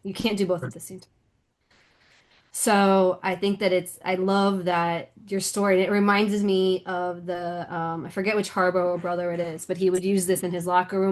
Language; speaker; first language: English; native; English